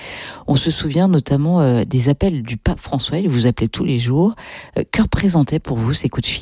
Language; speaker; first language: French; native; French